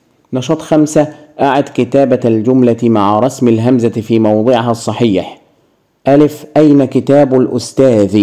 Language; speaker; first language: Arabic; native; Arabic